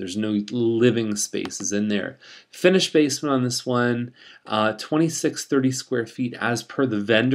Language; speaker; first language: English; native; English